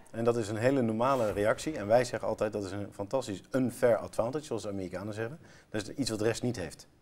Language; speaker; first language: Dutch; native; Dutch